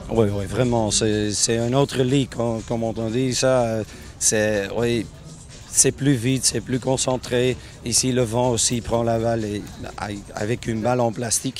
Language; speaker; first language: French; non-native, fluent; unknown